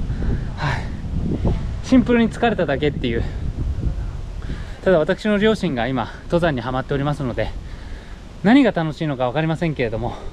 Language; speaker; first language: Japanese; native; Japanese